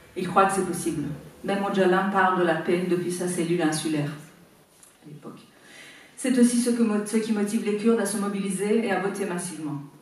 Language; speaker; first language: French; non-native, fluent; Persian